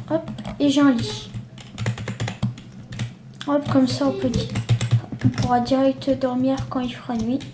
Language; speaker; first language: French; native; French